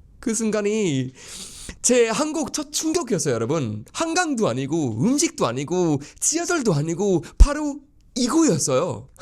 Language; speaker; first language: Korean; non-native, fluent; Swedish